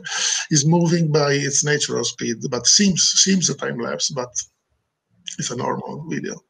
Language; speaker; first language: English; non-native, learner; Italian